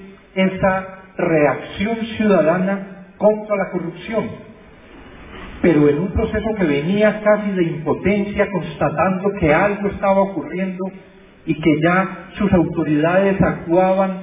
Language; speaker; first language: Spanish; native; Spanish